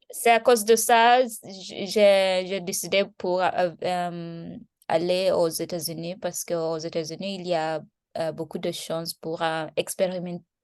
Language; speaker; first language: French; non-native, learner; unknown